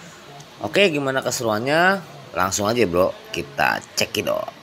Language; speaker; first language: Indonesian; native; Indonesian